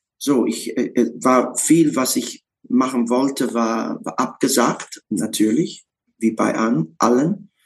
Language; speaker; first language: German; non-native, learner; English